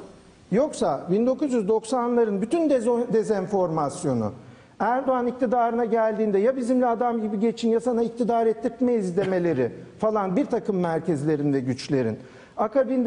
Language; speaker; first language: Turkish; native; Turkish